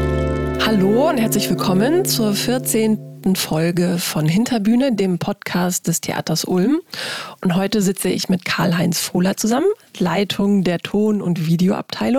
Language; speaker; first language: German; native; German